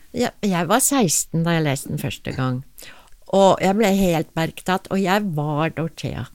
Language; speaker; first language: Norwegian; non-native, fluent; English